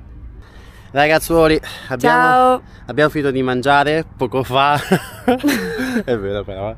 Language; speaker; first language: Italian; native; Italian